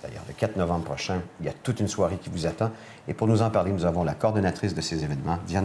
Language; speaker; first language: French; native; French